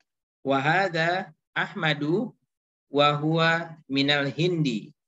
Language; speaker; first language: Arabic; non-native, learner; Indonesian